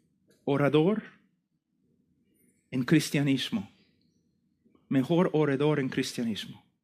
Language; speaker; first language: Spanish; non-native, fluent; English